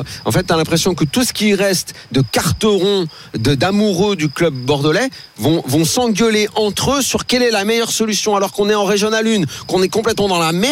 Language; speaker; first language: French; native; French